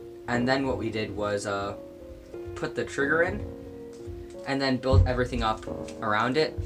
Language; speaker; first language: English; native; English